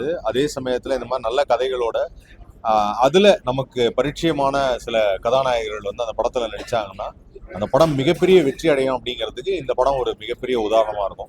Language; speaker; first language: Tamil; native; Tamil